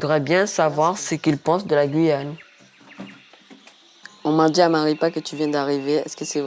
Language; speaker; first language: French; non-native, local second language; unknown